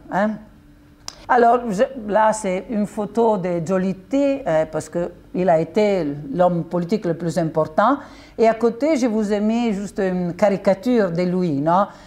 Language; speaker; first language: French; non-native, fluent; Italian